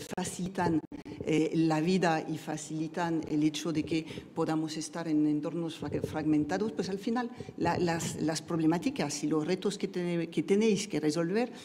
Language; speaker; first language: Spanish; non-native, fluent; French